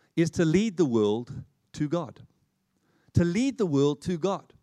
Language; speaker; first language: English; native; English